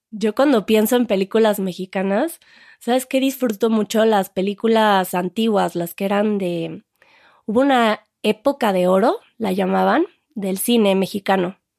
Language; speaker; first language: Spanish; native; Spanish